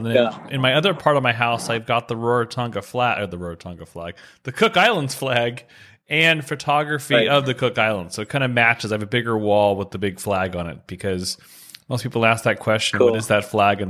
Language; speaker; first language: English; native; English